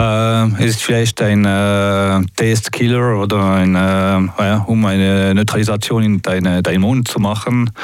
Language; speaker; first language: German; non-native, local second language; French